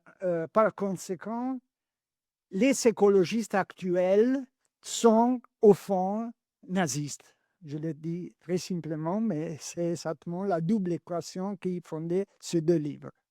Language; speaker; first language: French; non-native, learner; Italian